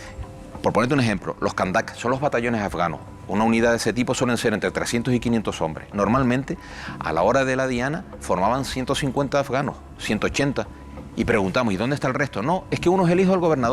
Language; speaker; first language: Spanish; native; Spanish